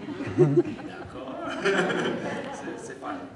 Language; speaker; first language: French; non-native, learner; English